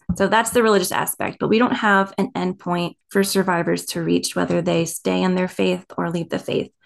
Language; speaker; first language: English; native; English